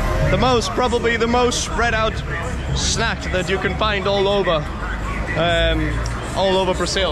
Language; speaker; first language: English; non-native, fluent; Danish